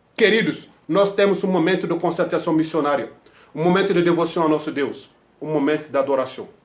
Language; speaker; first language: Portuguese; non-native, fluent; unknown